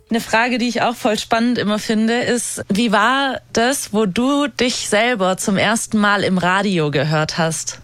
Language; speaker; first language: German; native; German